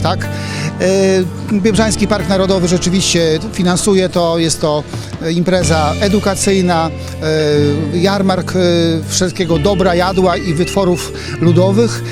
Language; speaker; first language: Polish; native; Polish